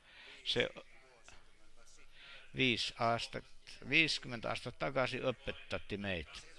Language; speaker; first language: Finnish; non-native, learner; Estonian